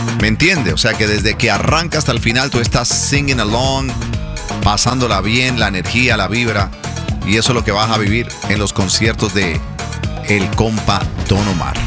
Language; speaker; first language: Spanish; early bilingual, heritage; Spanish